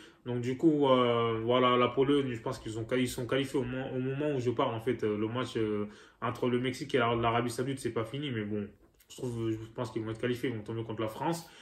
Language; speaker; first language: French; native; French